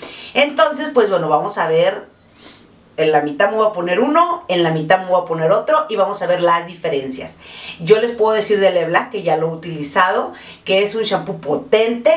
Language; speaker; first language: Spanish; native; Spanish